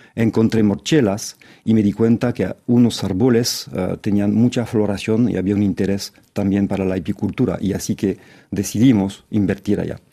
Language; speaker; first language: Spanish; non-native, fluent; French